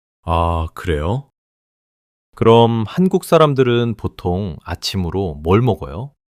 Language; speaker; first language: Korean; early bilingual, heritage; English